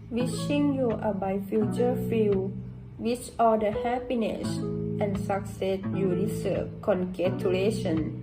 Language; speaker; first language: English; non-native, fluent; Thai